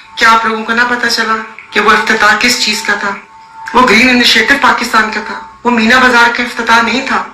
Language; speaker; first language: Urdu; non-native, local second language; Sindhi